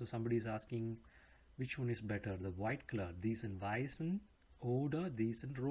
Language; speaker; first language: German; non-native, learner; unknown